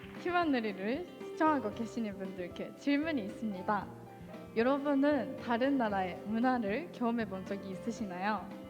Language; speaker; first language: Korean; non-native, fluent; Japanese